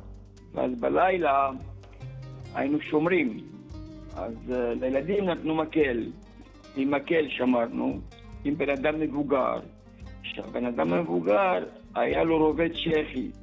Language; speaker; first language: Hebrew; early bilingual, other home language; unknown